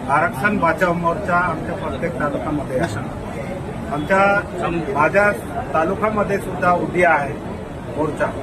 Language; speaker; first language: Marathi; non-native, local second language; Bhili